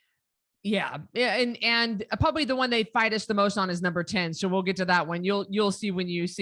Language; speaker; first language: English; native; English